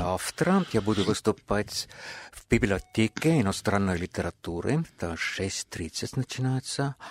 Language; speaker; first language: Russian; non-native, fluent; Estonian